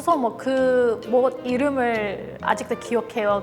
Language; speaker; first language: Korean; non-native, fluent; Turkish